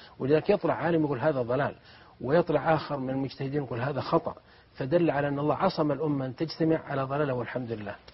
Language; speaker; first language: Arabic; native; Arabic